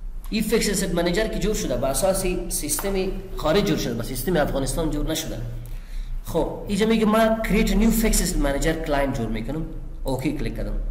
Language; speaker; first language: Persian; non-native, local second language; Pashto